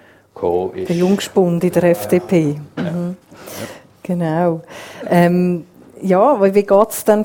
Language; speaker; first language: German; native; German